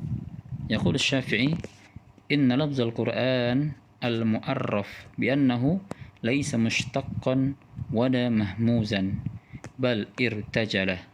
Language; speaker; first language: Arabic; non-native, fluent; Indonesian